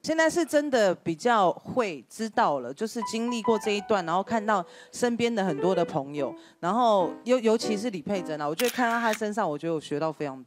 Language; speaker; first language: Chinese; native; Chinese